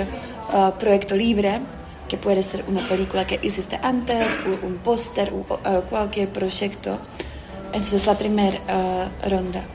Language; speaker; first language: Spanish; non-native, fluent; Czech